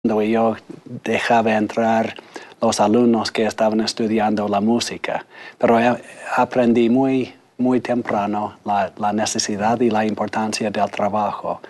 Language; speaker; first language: Spanish; non-native, fluent; English